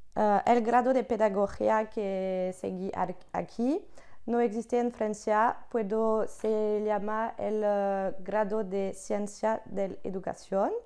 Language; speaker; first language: Spanish; non-native, learner; French